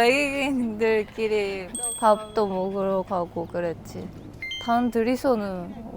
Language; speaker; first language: Korean; non-native, fluent; Japanese